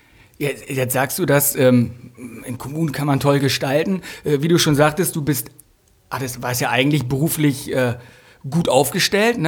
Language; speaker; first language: German; native; German